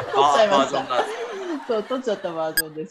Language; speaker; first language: Japanese; native; Japanese